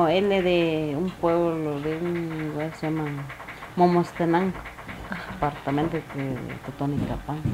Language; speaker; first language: Spanish; non-native, local second language; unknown